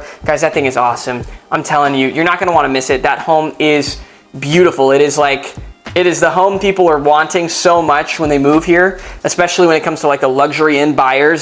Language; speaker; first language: English; native; English